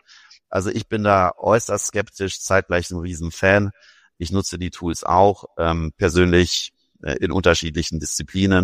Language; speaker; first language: German; native; German